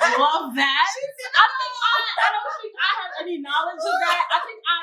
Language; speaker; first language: English; native; English